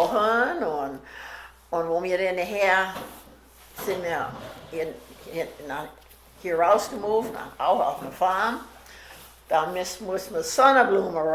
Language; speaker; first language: German; early bilingual, heritage; German